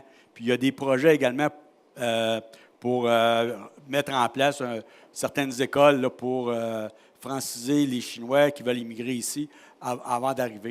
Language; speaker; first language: French; native; French